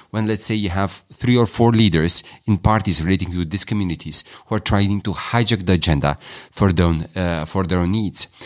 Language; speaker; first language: English; non-native, fluent; Romanian